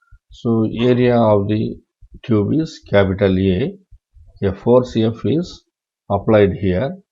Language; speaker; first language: English; non-native, local second language; Tamil